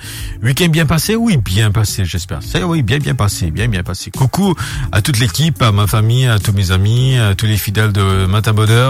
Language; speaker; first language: French; non-native, local second language; Morisyen